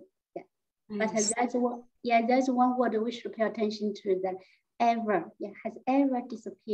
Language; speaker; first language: English; non-native, fluent; Chinese